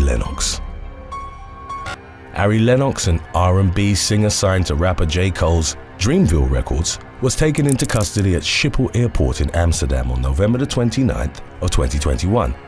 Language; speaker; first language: English; native; English